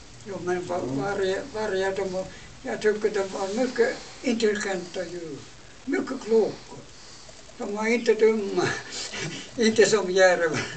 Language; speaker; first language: Swedish; non-native, local second language; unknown